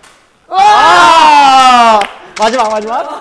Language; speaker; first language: Korean; non-native, fluent; Chinese